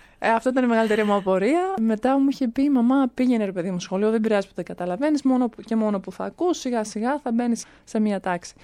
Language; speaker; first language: Greek; early bilingual, other home language; Romanian